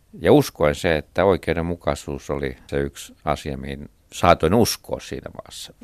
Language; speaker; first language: Finnish; native; Finnish